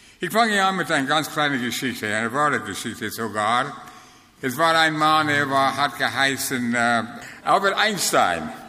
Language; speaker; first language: German; non-native, fluent; English